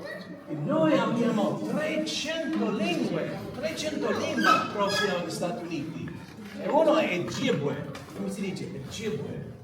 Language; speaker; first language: Italian; non-native, learner; English